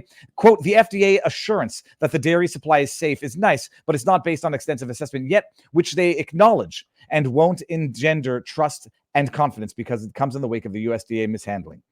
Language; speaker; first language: English; native; English